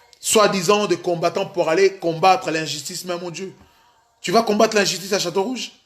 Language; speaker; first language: French; non-native, local second language; Lingala